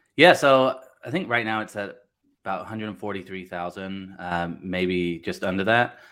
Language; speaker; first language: English; native; English